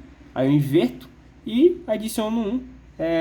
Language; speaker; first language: Portuguese; native; Portuguese